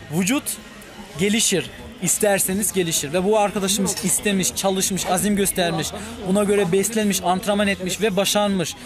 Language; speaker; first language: Turkish; early bilingual, heritage; Turkish